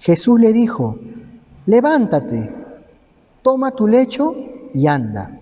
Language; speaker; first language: Spanish; native; Spanish